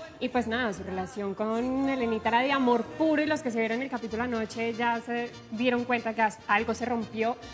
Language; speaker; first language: Spanish; native; Spanish